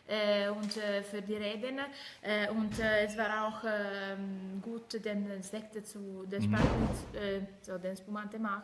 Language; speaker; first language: German; non-native, learner; Italian